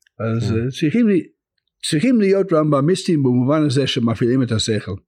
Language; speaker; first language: Hebrew; non-native, fluent; English